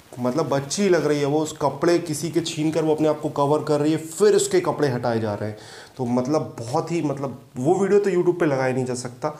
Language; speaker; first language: Hindi; native; Hindi